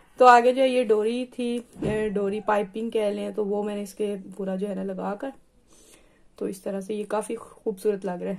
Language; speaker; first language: Hindi; native; Hindi